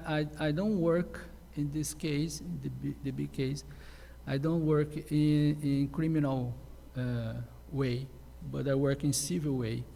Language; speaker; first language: English; non-native, learner; Portuguese